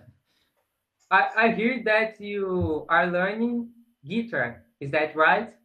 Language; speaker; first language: English; non-native, learner; Portuguese